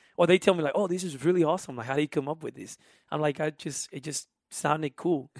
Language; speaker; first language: English; early bilingual, other home language; Spanish